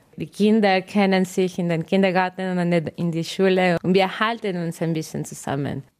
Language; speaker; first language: German; non-native, learner; Spanish